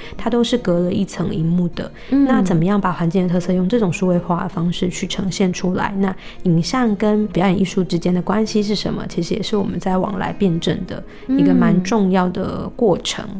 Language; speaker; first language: Chinese; native; Chinese